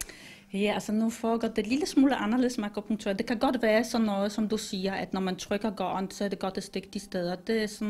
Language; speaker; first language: Danish; non-native, fluent; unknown